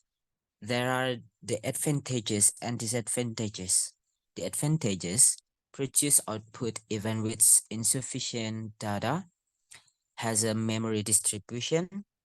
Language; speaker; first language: English; non-native, learner; Indonesian